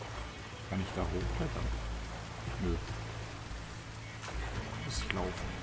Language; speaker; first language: German; native; German